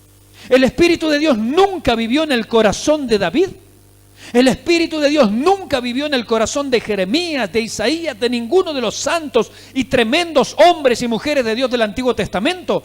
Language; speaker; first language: Spanish; native; Spanish